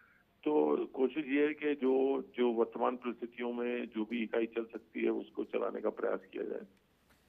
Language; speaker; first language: Hindi; native; Hindi